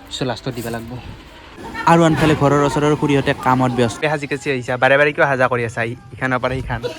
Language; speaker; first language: Assamese; native; Assamese